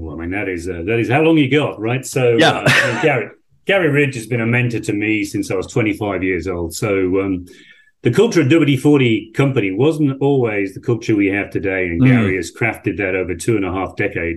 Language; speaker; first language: English; native; English